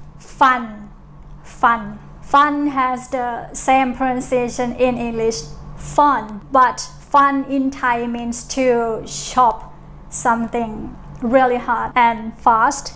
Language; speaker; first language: English; non-native, fluent; Thai